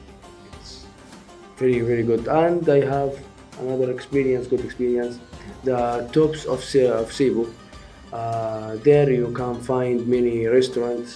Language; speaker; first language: English; non-native, learner; Arabic